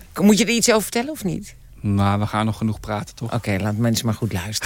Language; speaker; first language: Dutch; native; Dutch